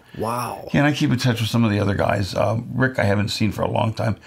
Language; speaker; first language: English; native; English